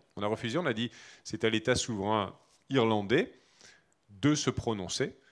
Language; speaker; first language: French; native; French